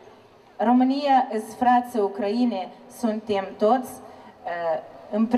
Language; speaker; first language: Romanian; non-native, learner; Ukrainian